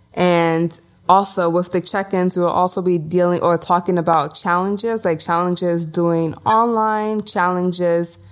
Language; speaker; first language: English; native; English